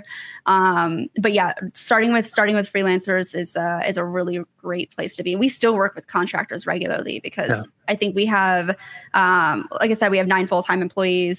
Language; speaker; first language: English; native; English